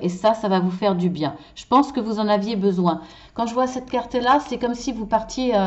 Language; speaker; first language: French; native; French